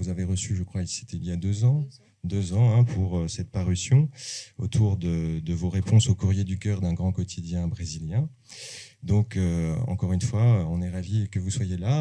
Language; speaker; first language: French; native; French